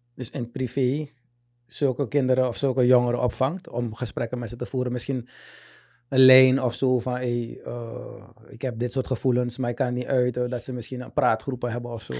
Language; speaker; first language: Dutch; native; Dutch